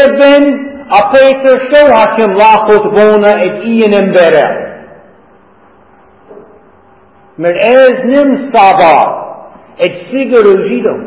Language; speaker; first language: Hungarian; non-native, fluent; English